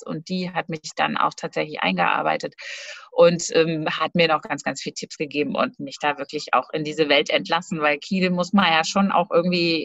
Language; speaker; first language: German; native; German